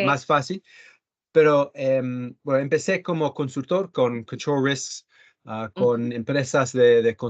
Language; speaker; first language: Spanish; early bilingual, heritage; Spanish